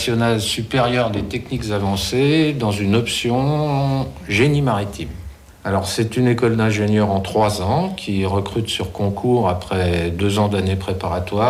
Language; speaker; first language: French; native; French